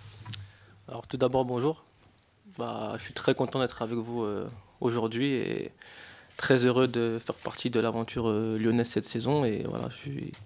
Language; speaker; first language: French; native; French